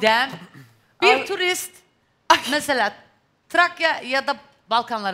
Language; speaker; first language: Turkish; native; Turkish